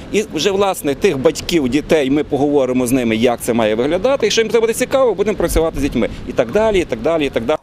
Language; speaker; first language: Ukrainian; native; Ukrainian